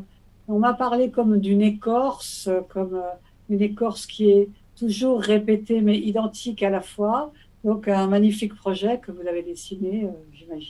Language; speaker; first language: French; native; French